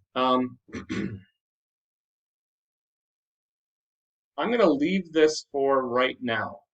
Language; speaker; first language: English; native; English